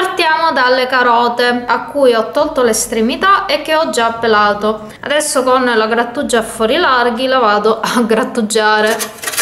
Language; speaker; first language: Italian; native; Italian